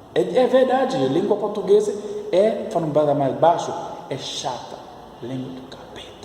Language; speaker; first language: Portuguese; non-native, fluent; French